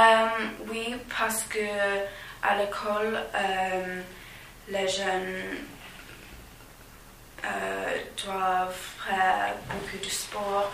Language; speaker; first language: French; non-native, learner; English